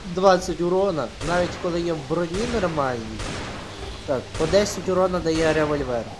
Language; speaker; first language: Ukrainian; non-native, local second language; Russian